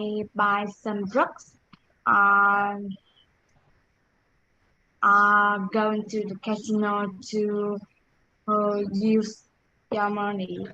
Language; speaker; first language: English; non-native, learner; Vietnamese